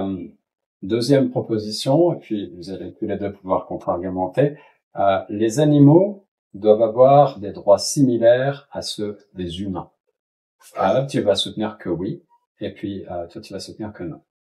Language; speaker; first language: French; native; French